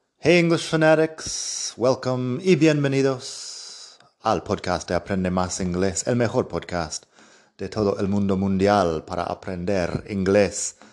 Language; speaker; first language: Spanish; non-native, fluent; English